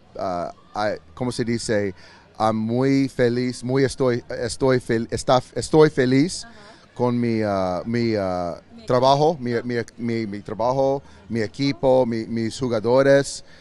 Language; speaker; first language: Spanish; non-native, learner; English